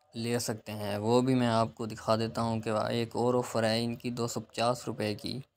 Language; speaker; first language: Urdu; non-native, local second language; Punjabi